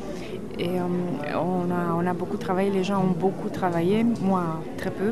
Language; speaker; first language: French; non-native, fluent; Romanian